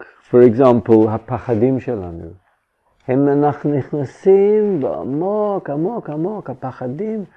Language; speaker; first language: Hebrew; non-native, fluent; English